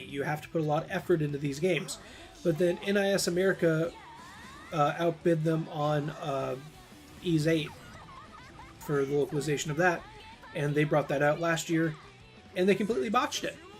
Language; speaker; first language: English; native; English